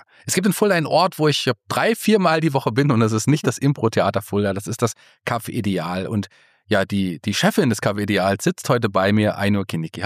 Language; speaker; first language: German; native; German